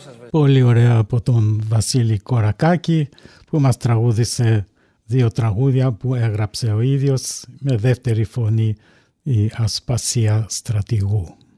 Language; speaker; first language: Greek; native; Greek